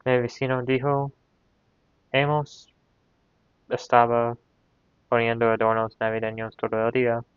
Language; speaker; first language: Spanish; non-native, learner; English